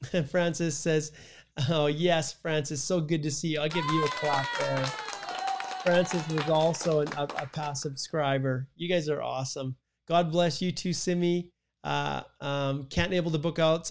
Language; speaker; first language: English; native; English